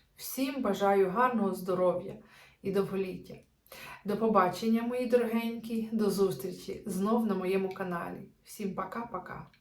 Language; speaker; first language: Ukrainian; native; Ukrainian